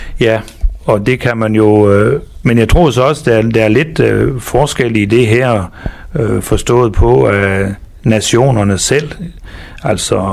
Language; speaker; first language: Danish; native; Danish